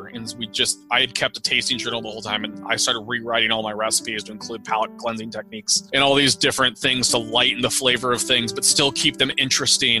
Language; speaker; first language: English; native; English